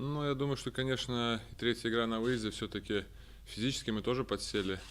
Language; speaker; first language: Russian; native; Russian